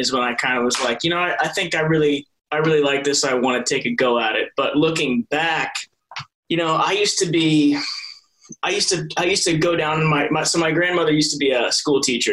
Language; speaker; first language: English; native; English